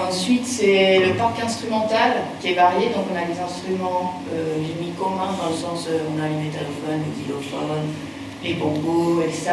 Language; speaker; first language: French; native; French